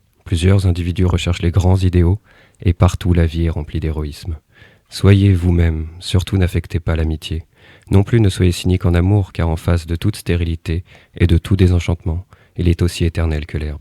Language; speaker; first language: French; native; French